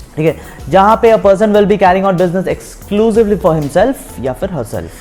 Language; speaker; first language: Hindi; native; Hindi